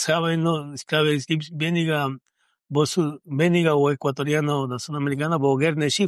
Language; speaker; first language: German; non-native, learner; Spanish